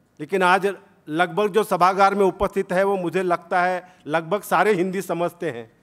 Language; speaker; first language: Hindi; non-native, local second language; Marathi